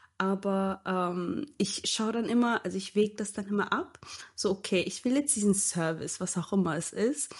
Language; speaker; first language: German; early bilingual, other home language; Turkish